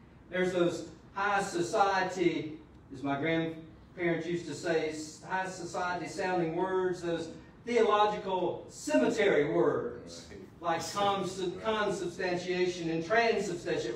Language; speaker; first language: English; native; English